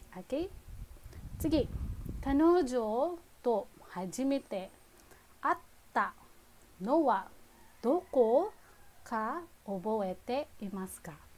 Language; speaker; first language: Japanese; non-native, fluent; Filipino